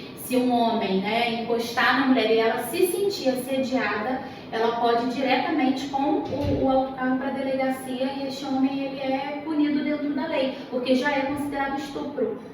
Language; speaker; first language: Portuguese; native; Portuguese